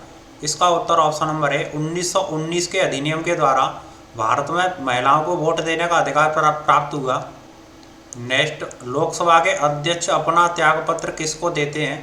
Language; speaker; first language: Hindi; native; Hindi